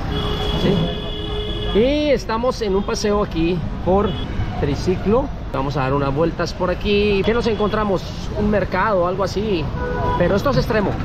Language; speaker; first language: Spanish; native; Spanish